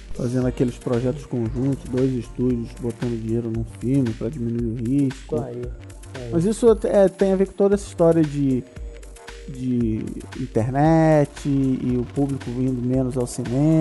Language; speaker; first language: Portuguese; native; Portuguese